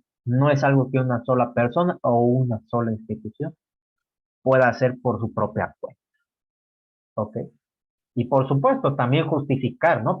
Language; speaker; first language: Spanish; native; Spanish